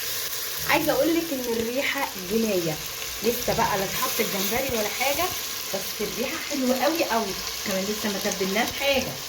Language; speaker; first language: Arabic; native; Arabic